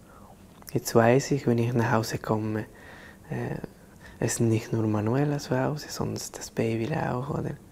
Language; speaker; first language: German; non-native, learner; Spanish